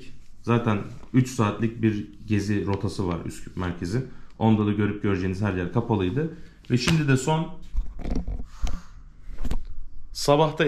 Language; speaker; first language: Turkish; native; Turkish